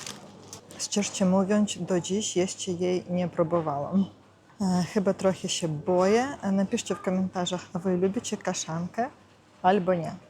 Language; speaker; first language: Polish; non-native, learner; Ukrainian